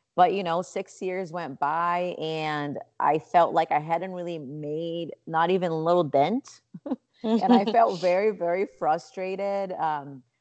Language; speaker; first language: English; non-native, fluent; Portuguese